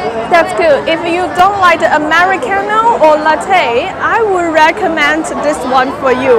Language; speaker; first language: English; non-native, fluent; Chinese